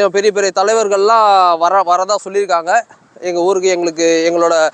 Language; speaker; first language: Tamil; native; Tamil